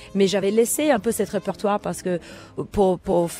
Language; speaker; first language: French; non-native, fluent; English